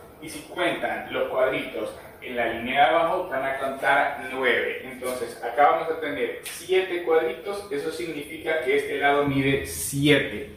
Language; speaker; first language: Spanish; native; Spanish